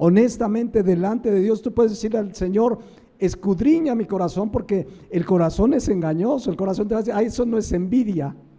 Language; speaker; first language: Spanish; native; Spanish